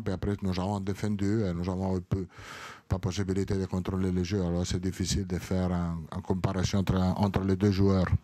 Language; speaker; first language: French; non-native, learner; Italian